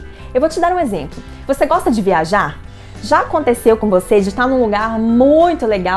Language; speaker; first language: Portuguese; native; Portuguese